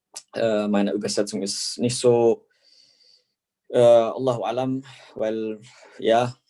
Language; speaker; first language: German; non-native, fluent; Indonesian